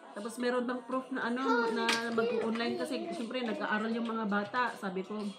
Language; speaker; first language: Filipino; native; Filipino